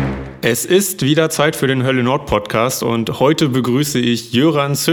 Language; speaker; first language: German; native; German